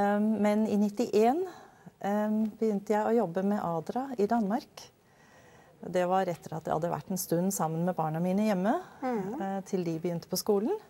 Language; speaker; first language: Norwegian; early bilingual, other home language; Danish